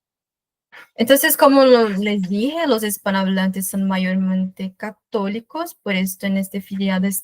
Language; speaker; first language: Spanish; non-native, fluent; Portuguese